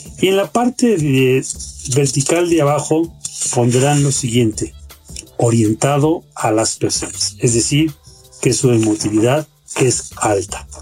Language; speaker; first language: Spanish; native; Spanish